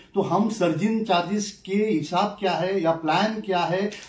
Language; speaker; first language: Hindi; non-native, local second language; Marathi